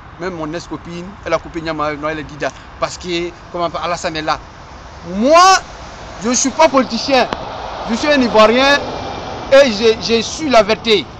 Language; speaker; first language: French; non-native, local second language; Dyula